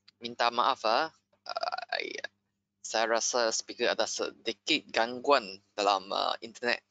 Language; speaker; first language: Malay; non-native, local second language; Chinese